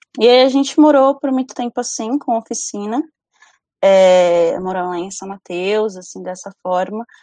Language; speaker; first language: Portuguese; early bilingual, other home language; Spanish